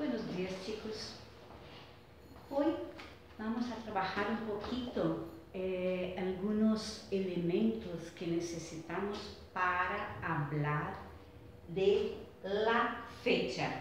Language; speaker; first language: Spanish; non-native, fluent; Portuguese